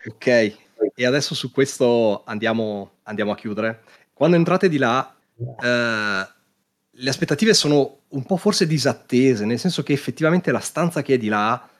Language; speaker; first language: Italian; native; Italian